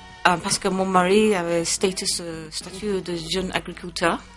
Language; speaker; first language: French; non-native, learner; English